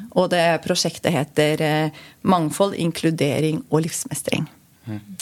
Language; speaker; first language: Norwegian; non-native, fluent; German